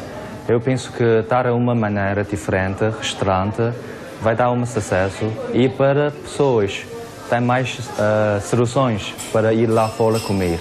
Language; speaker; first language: Portuguese; non-native, learner; Korean